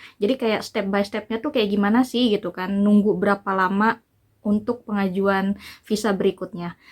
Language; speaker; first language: Indonesian; native; Indonesian